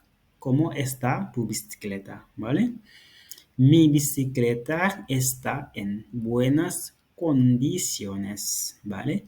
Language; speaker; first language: Spanish; non-native, fluent; Fula